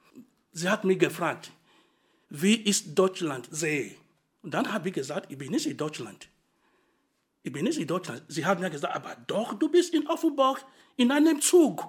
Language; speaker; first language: German; non-native, fluent; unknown